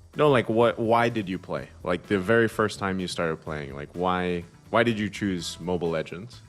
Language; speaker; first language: English; non-native, local second language; Filipino